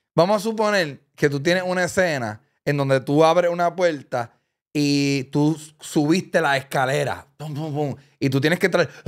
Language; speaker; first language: Spanish; native; Spanish